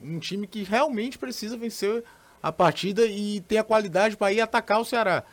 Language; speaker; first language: Portuguese; native; Portuguese